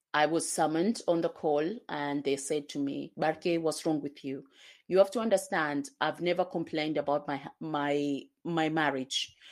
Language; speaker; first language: English; non-native, local second language; Swahili